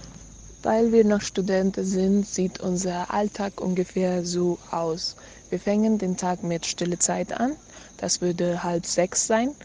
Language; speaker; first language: German; non-native, learner; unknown